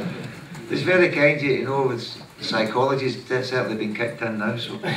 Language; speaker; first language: English; native; English